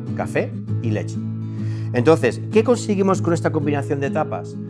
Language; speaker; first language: Spanish; early bilingual, heritage; Spanish